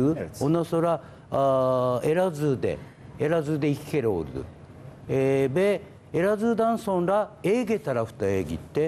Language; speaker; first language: Turkish; non-native, learner; Japanese